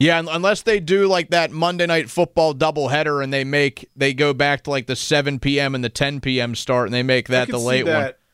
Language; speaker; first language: English; native; English